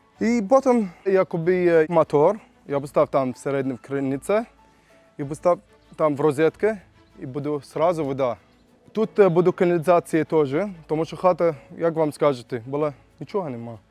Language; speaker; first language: Ukrainian; non-native, learner; Arabic